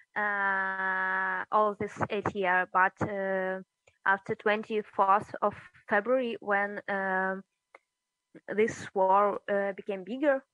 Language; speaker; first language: English; early bilingual, other home language; Russian